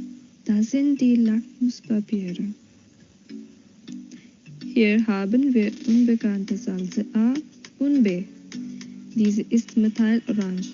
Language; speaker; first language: German; non-native, fluent; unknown